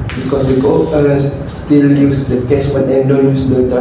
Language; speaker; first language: English; non-native, learner; Malay